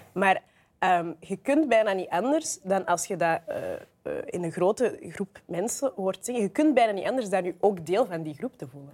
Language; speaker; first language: Dutch; native; Dutch